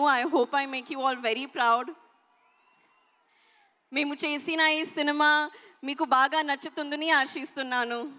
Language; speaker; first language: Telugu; non-native, learner; Hindi